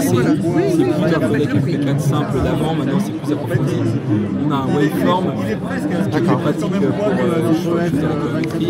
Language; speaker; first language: French; native; French